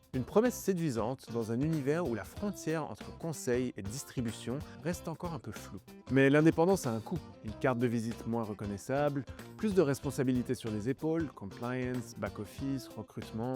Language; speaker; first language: French; native; French